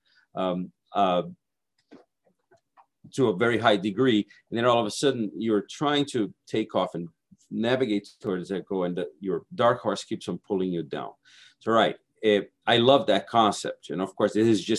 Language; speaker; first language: English; non-native, fluent; Portuguese